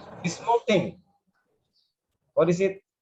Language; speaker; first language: English; non-native, learner; Indonesian